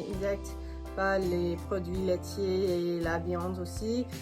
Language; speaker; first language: French; non-native, fluent; English